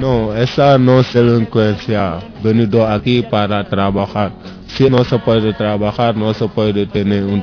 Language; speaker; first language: Spanish; non-native, learner; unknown